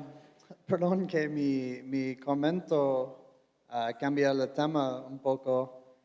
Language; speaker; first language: Spanish; non-native, fluent; English